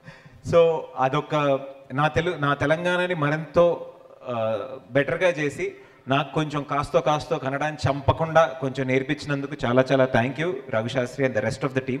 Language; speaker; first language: Telugu; native; Telugu